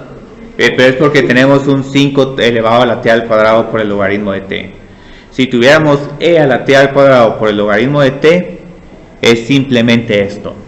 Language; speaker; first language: Spanish; native; Spanish